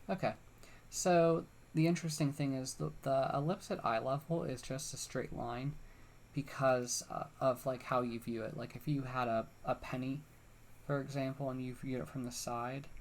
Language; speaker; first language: English; native; English